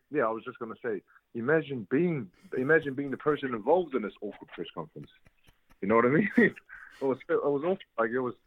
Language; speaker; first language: English; native; English